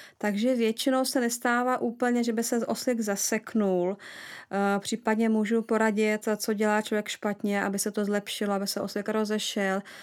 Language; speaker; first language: Czech; non-native, fluent; Russian